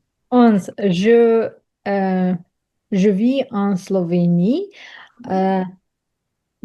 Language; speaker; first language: French; non-native, learner; Ukrainian